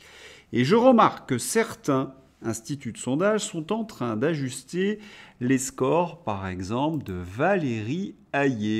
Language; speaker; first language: French; native; French